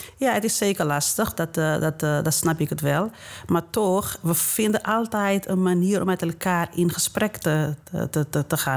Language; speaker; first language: Dutch; non-native, fluent; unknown